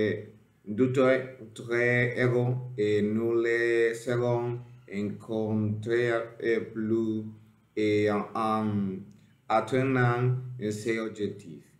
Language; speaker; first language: French; non-native, learner; Spanish